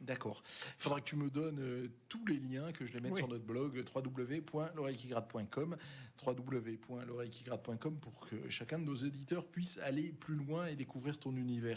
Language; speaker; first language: French; native; French